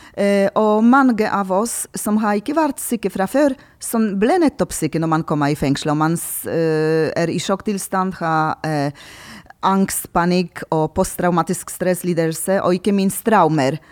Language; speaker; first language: Norwegian; non-native, fluent; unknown